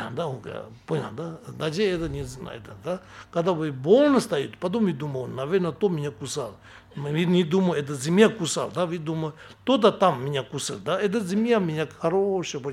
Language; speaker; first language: Russian; non-native, learner; Tibetan